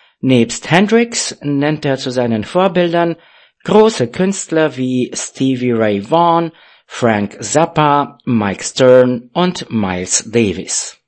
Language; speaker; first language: German; non-native, fluent; Romanian